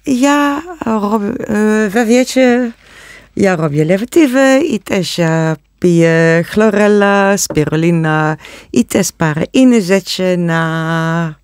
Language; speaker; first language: Polish; non-native, learner; Dutch